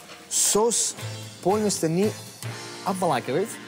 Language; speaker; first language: Russian; non-native, fluent; Italian